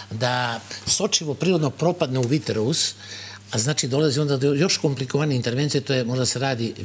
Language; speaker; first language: Bosnian; native; Bosnian